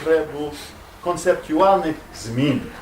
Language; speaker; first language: Ukrainian; non-native, learner; English